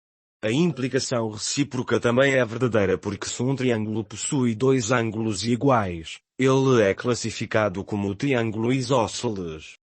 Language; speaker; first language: Portuguese; native; Portuguese